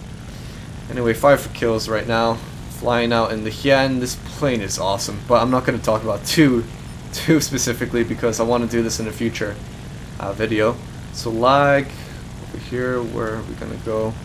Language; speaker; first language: English; native; English